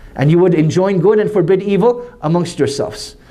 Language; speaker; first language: English; native; English